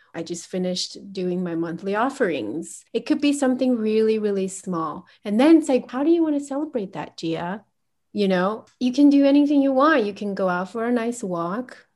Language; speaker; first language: English; early bilingual, other home language; Chinese